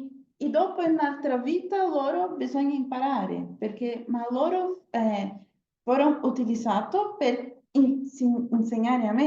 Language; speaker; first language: Italian; non-native, learner; Portuguese